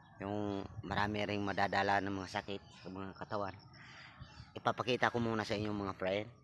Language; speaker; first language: Filipino; non-native, local second language; Cebuano